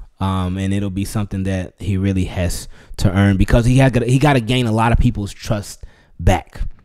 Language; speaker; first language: English; native; English